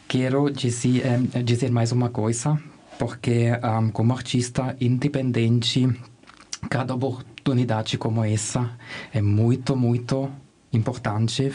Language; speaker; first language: Portuguese; non-native, fluent; German